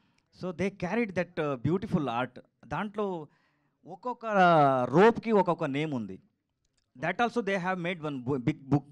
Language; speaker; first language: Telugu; non-native, learner; Kannada